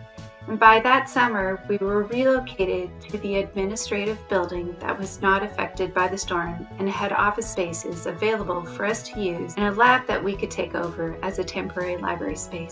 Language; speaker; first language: English; native; English